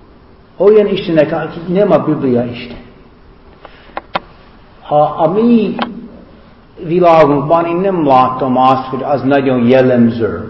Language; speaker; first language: Hungarian; non-native, fluent; English